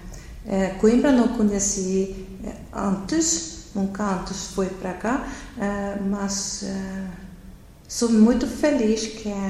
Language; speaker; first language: Portuguese; non-native, learner; Norwegian